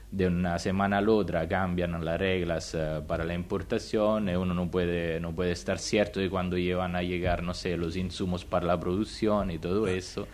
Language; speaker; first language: Spanish; non-native, fluent; Italian